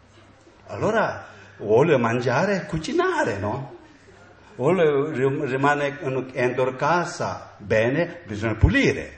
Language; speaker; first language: Italian; non-native, learner; Tibetan